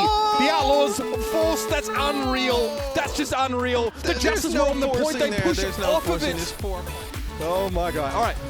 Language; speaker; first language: English; native; English